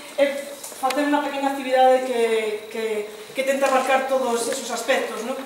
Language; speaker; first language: Galician; non-native, local second language; Spanish